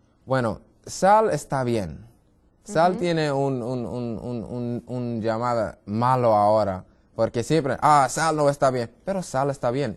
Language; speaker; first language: Spanish; non-native, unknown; English